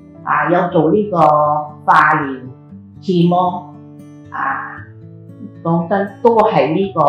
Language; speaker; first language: Cantonese; native; Cantonese